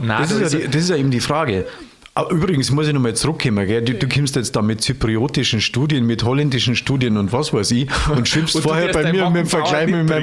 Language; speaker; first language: German; native; German